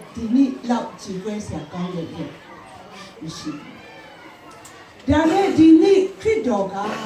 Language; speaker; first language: Burmese; non-native, local second language; Hakha Chin